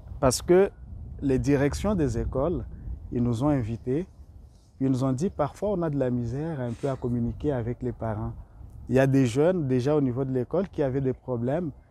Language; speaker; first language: French; non-native, local second language; Rundi